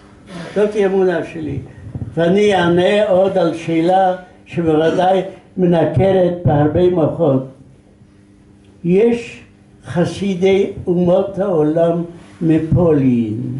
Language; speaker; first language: Hebrew; non-native, fluent; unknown